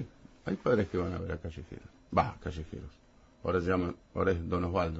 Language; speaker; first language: Spanish; native; Spanish